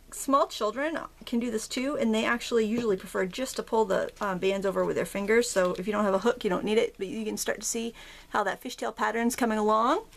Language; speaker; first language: English; native; English